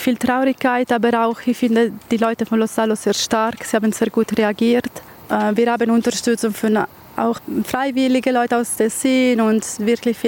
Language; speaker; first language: German; non-native, local second language; Italian